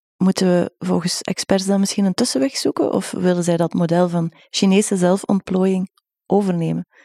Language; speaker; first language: Dutch; native; Dutch